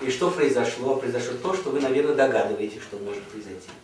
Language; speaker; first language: Russian; native; Russian